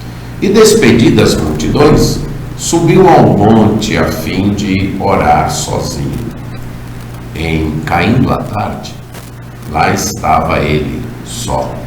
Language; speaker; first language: Portuguese; native; Portuguese